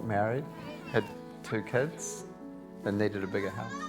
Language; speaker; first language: English; native; English